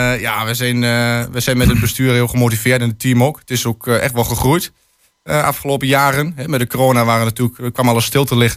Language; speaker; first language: Dutch; native; Dutch